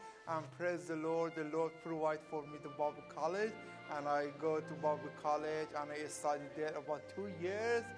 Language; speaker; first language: English; non-native, learner; Persian